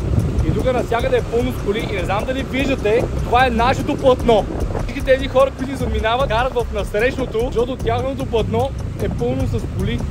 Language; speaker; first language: Bulgarian; native; Bulgarian